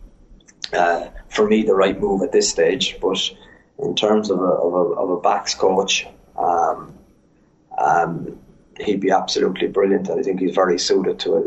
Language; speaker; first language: English; native; English